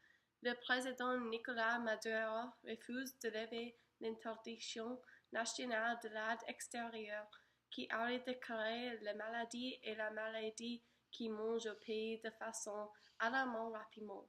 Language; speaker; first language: French; non-native, learner; English